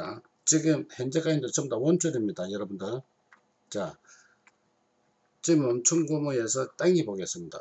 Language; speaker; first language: Korean; native; Korean